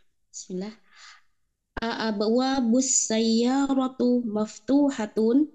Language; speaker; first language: Arabic; non-native, learner; Indonesian